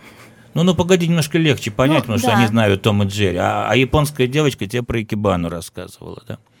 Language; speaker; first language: Russian; native; Russian